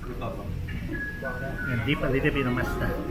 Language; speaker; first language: English; non-native, learner; Thai